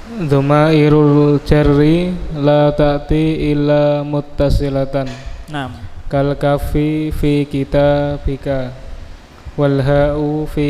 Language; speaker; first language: Arabic; non-native, learner; Indonesian